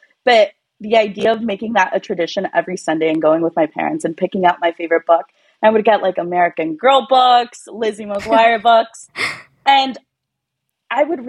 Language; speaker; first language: English; early bilingual, other home language; Spanish